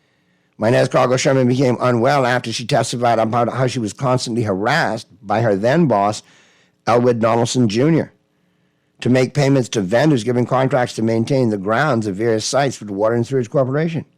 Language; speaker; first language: English; native; English